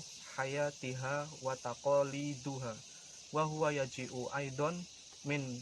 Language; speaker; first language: Arabic; non-native, learner; Indonesian